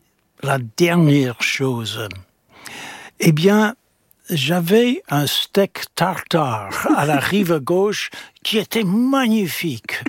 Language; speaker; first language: French; non-native, fluent; English